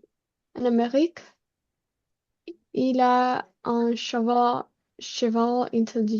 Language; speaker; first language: French; non-native, learner; Spanish